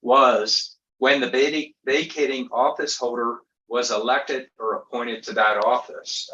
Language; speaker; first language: English; native; English